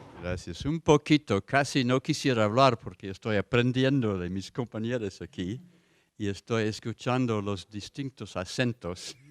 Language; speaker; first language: Spanish; non-native, fluent; English